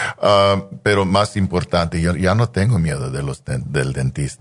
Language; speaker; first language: Spanish; non-native, fluent; English